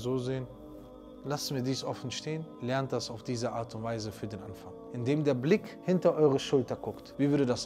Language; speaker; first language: German; native; German